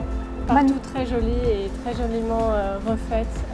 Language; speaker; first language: French; non-native, local second language; Luxembourgish